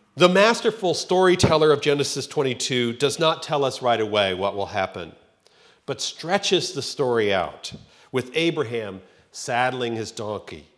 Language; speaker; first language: English; native; English